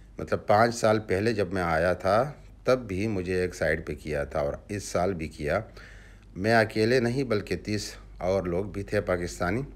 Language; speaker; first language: Urdu; non-native, local second language; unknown